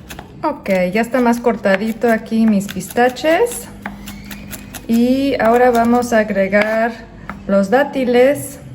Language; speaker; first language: Spanish; non-native, fluent; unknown